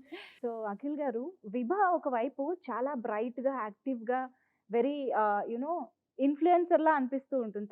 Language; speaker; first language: Telugu; native; Telugu